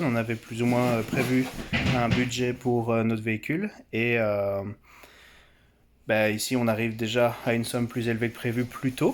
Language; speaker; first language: French; native; French